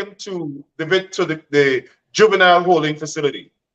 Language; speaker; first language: English; native; English